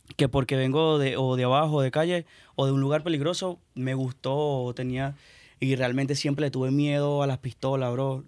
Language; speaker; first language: Spanish; native; Spanish